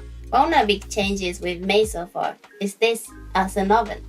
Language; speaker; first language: English; non-native, fluent; Japanese